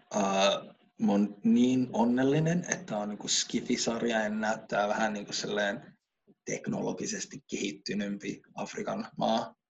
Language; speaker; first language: Finnish; early bilingual, other home language; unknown